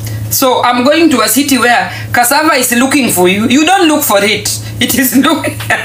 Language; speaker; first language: English; non-native, local second language; Luo (Kenya and Tanzania)